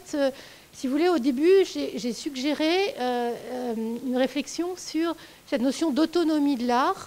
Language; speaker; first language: French; native; French